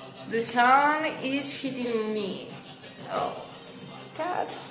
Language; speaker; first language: English; non-native, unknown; Spanish